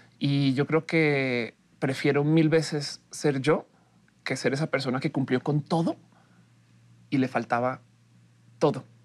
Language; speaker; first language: Spanish; native; Spanish